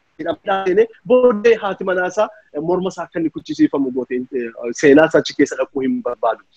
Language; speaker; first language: Oromo; native; Oromo